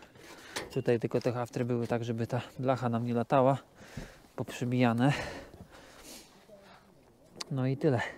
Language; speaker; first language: Polish; native; Polish